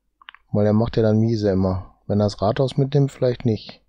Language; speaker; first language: German; native; German